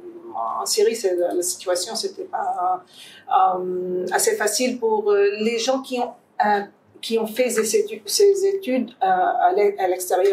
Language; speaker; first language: French; non-native, fluent; Arabic